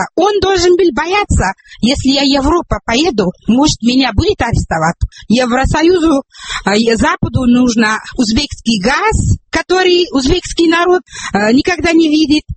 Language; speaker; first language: Russian; non-native, local second language; Uzbek